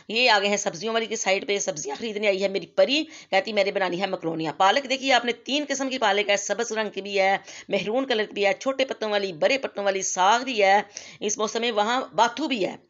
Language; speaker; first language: Urdu; non-native, local second language; Punjabi